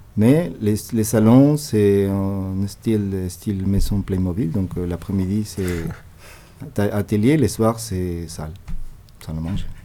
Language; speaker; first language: French; non-native, fluent; Spanish